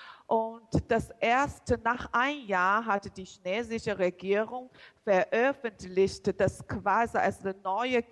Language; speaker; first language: German; non-native, learner; Chinese